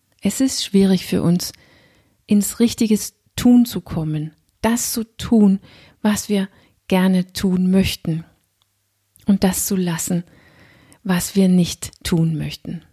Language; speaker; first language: German; non-native, fluent; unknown